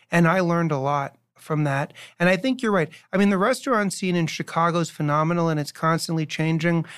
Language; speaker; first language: English; native; English